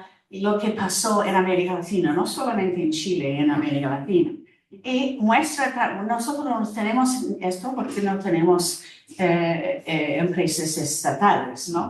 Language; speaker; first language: Spanish; non-native, fluent; English